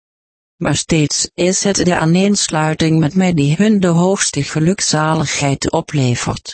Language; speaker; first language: Dutch; native; Dutch